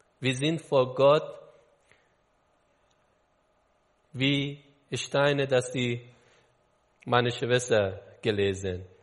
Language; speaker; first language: German; non-native, learner; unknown